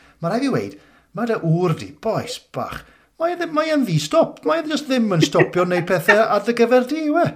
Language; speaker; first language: Welsh; native; Welsh